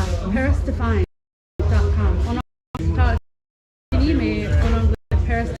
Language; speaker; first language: French; non-native, fluent; English